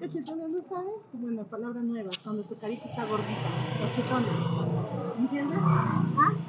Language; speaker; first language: Spanish; native; Spanish